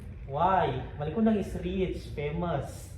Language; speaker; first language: English; non-native, fluent; Indonesian